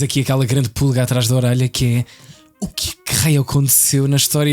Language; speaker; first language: Portuguese; native; Portuguese